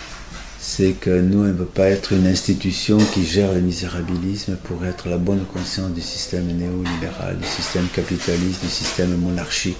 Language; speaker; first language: French; native; French